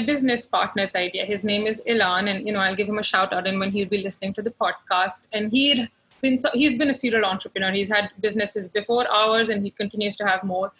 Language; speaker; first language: English; non-native, local second language; Hindi